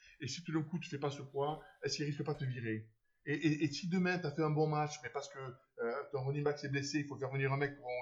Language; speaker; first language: French; native; French